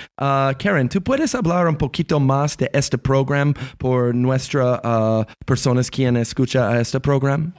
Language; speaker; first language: Spanish; non-native, learner; English